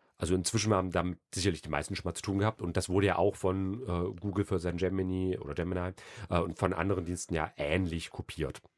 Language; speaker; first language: German; native; German